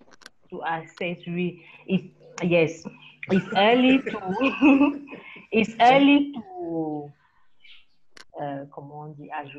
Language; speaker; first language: English; non-native, learner; French